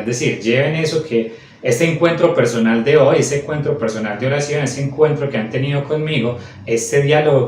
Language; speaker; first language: Spanish; native; Spanish